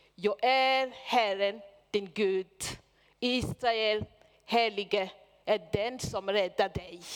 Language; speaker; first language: Swedish; non-native, fluent; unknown